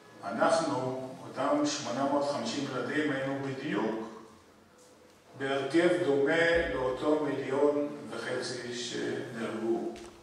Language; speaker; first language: Hebrew; early bilingual, other home language; Polish